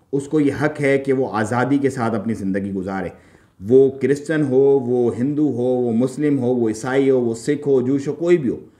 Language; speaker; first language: Urdu; native; Urdu